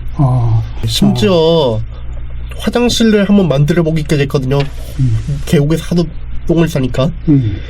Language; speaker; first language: Korean; native; Korean